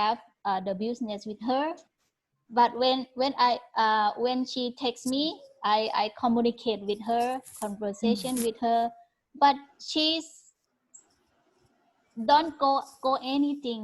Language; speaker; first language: English; non-native, learner; Thai